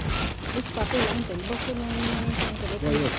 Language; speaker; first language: Spanish; non-native, learner; Filipino